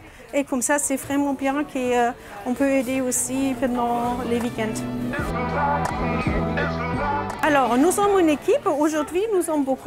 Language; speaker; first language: French; non-native, fluent; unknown